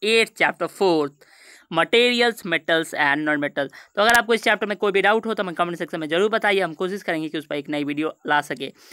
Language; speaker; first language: Hindi; native; Hindi